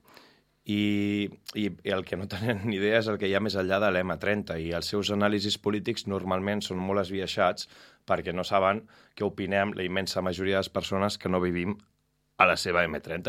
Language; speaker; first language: Catalan; native; Catalan